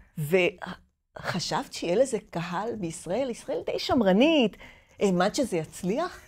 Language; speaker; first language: Hebrew; native; Hebrew